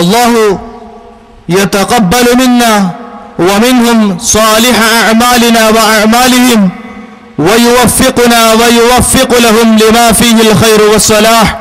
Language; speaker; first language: Arabic; non-native, fluent; Malayalam